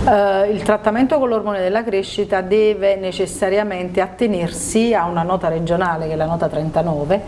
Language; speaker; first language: Italian; native; Italian